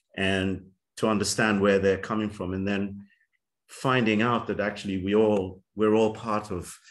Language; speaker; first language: English; native; English